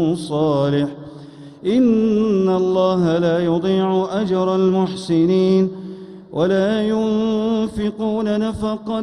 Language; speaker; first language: Arabic; native; Arabic